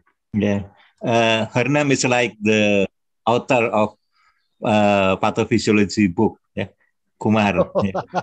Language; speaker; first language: English; non-native, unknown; Indonesian